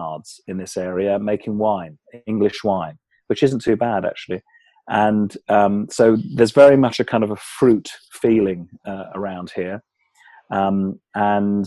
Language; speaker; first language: English; native; English